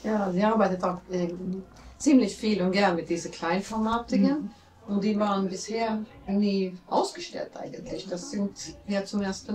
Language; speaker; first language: German; non-native, fluent; Latvian